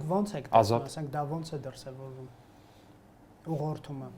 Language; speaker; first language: Armenian; native; Armenian